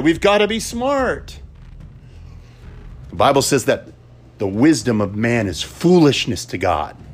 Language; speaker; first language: English; native; English